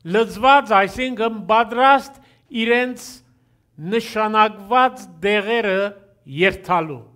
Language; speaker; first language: Armenian; early bilingual, heritage; Armenian